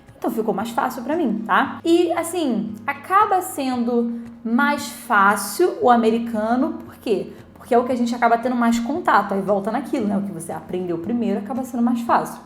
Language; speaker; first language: Portuguese; native; Portuguese